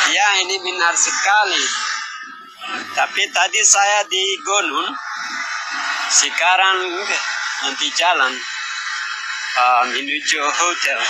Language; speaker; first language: Indonesian; non-native, learner; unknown